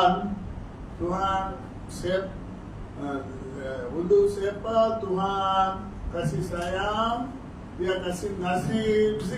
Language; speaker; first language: Indonesian; non-native, learner; Tamil